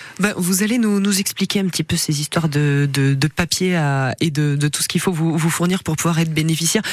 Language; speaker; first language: French; native; French